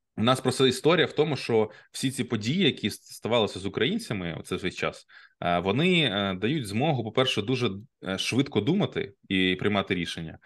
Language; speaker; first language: Ukrainian; native; Ukrainian